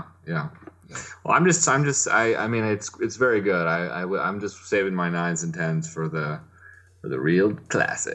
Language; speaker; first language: English; native; English